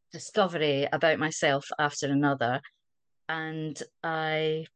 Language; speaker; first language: English; native; English